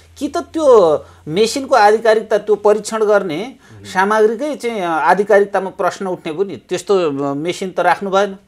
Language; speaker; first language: Nepali; native; Nepali